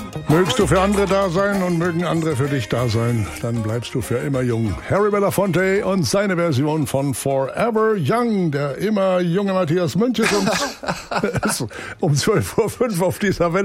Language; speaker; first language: German; native; German